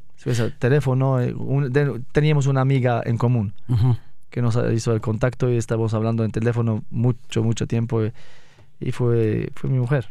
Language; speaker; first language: Spanish; non-native, fluent; Arabic